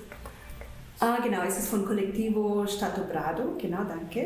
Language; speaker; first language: German; non-native, fluent; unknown